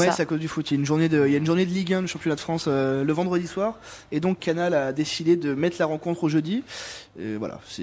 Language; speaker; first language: French; native; French